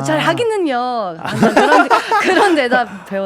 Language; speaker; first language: Korean; early bilingual, heritage; English